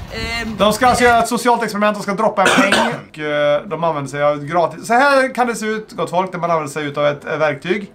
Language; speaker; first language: Swedish; native; Swedish